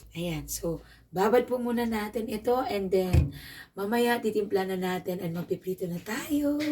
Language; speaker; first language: Filipino; native; Filipino